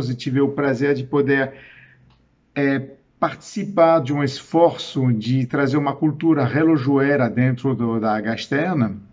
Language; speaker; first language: Portuguese; non-native, fluent; French